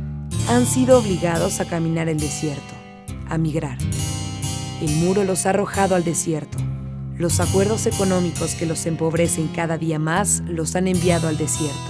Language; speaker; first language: Spanish; native; Spanish